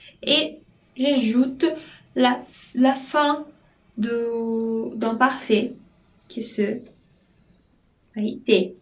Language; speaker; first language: French; non-native, fluent; Portuguese